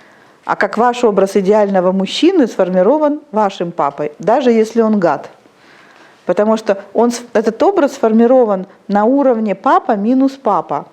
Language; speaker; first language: Russian; native; Russian